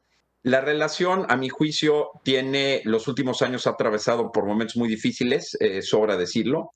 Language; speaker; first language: Spanish; native; Spanish